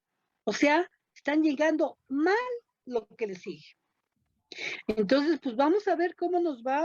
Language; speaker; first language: Spanish; native; Spanish